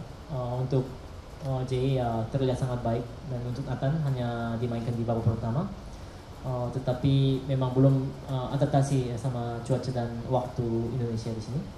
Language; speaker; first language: Indonesian; non-native, fluent; Korean